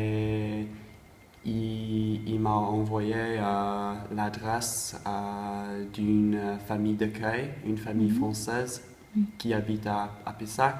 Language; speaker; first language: French; non-native, fluent; English